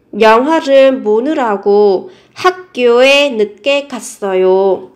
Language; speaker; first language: Korean; non-native, fluent; Vietnamese